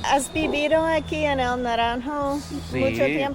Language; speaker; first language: Spanish; non-native, learner; English